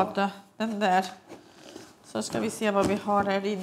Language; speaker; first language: Swedish; non-native, fluent; Italian